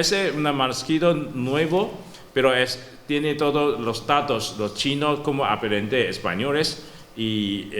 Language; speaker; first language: Spanish; non-native, learner; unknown